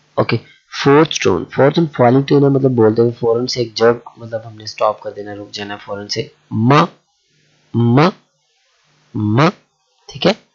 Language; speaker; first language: Urdu; native; Urdu